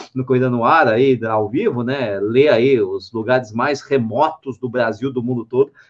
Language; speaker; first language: Portuguese; native; Portuguese